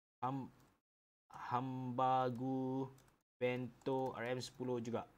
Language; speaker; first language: Malay; native; Malay